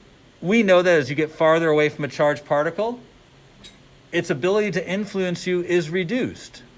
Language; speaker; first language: English; native; English